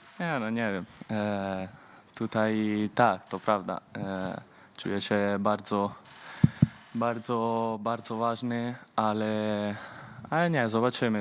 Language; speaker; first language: Polish; early bilingual, heritage; Polish